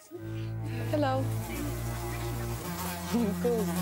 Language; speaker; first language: English; non-native, learner; Russian